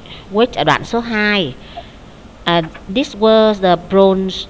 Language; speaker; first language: English; non-native, fluent; Vietnamese